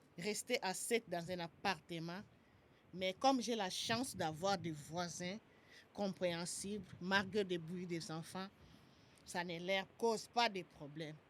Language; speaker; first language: French; non-native, local second language; Lingala